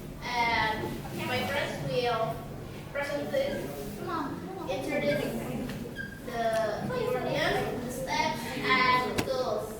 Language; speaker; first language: English; non-native, learner; Indonesian